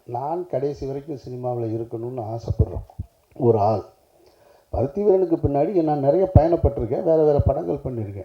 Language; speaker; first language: Tamil; native; Tamil